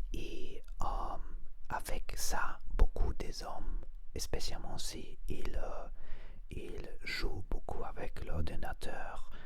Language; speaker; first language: French; non-native, learner; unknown